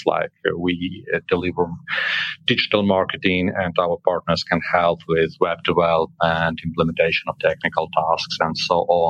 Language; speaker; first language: English; non-native, fluent; Ukrainian